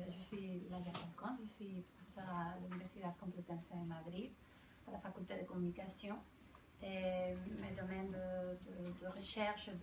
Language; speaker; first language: French; non-native, fluent; Spanish